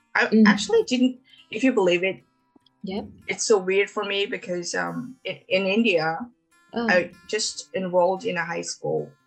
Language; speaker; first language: English; non-native, fluent; Mongolian